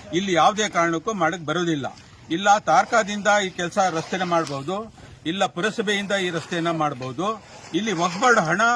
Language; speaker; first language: Kannada; non-native, local second language; Urdu